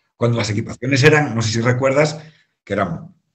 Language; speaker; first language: Spanish; native; Spanish